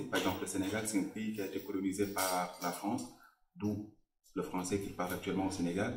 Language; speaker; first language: French; non-native, local second language; Fula